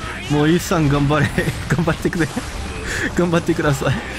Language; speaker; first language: Japanese; non-native, fluent; French